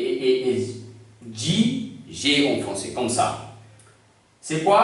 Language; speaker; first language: French; non-native, learner; Hindi